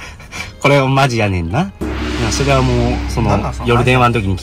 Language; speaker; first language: Japanese; native; Japanese